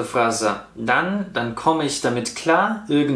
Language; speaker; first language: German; non-native, fluent; Russian